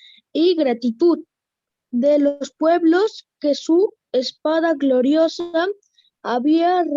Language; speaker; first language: Spanish; native; Spanish